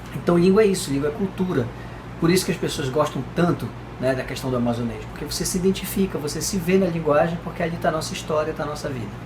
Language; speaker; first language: Portuguese; native; Portuguese